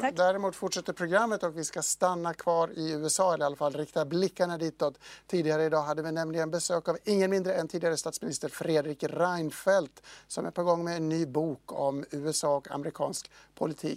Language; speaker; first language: Swedish; native; Swedish